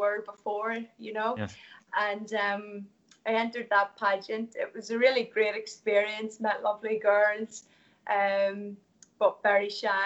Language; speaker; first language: English; native; English